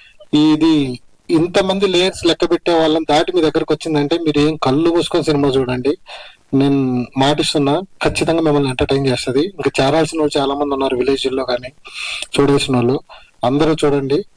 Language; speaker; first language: Telugu; native; Telugu